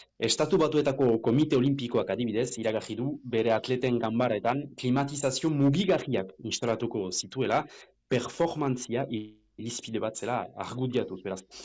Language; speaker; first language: Basque; native; Basque